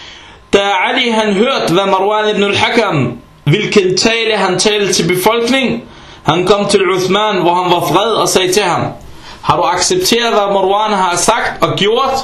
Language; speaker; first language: Danish; early bilingual, other home language; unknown